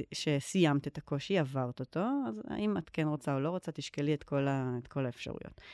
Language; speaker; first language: Hebrew; native; Hebrew